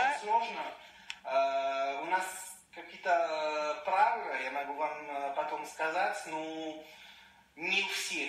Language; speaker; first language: Russian; non-native, learner; French